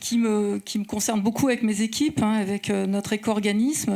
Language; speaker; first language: French; native; French